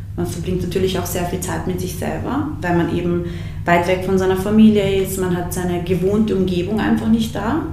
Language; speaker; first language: German; early bilingual, other home language; Bosnian